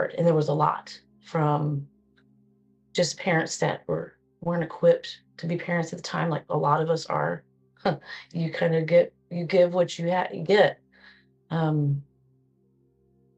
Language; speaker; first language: English; native; English